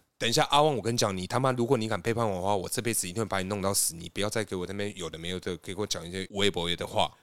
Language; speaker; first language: Chinese; native; Chinese